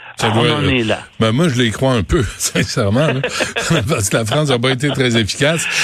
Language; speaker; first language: French; native; French